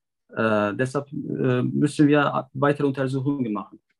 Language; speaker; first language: German; non-native, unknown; Turkish